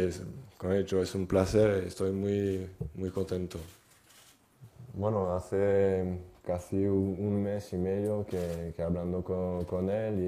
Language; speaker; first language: Spanish; non-native, fluent; French